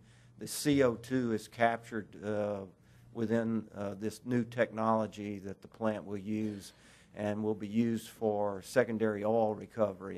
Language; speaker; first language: English; native; English